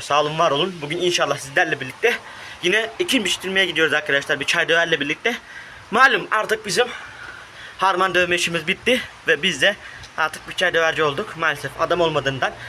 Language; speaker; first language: Turkish; native; Turkish